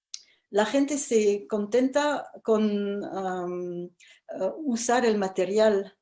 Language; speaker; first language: Spanish; non-native, fluent; French